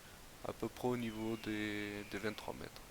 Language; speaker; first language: French; native; French